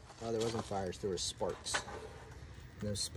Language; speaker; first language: English; native; English